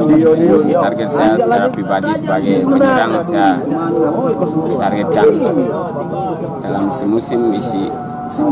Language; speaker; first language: Indonesian; non-native, fluent; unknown